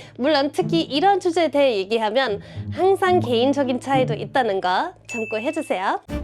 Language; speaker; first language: Korean; non-native, fluent; German